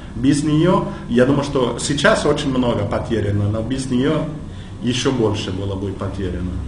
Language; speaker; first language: Russian; non-native, fluent; English